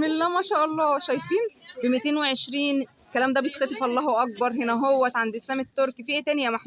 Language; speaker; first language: Arabic; native; Arabic